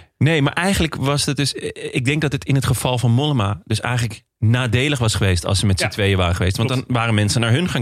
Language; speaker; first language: Dutch; native; Dutch